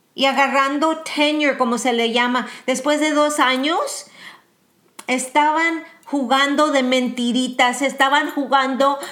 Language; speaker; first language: Spanish; early bilingual, heritage; Spanish